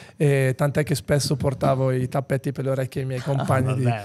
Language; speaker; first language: Italian; native; Italian